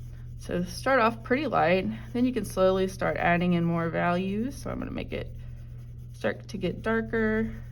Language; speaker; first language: English; native; English